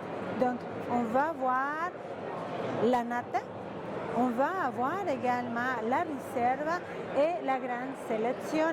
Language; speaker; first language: French; non-native, fluent; Spanish